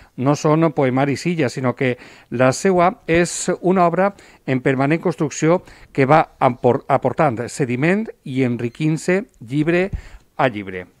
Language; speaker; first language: Catalan; native; Catalan